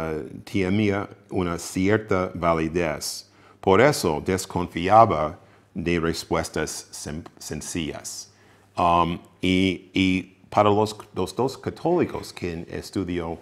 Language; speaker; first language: Spanish; non-native, fluent; English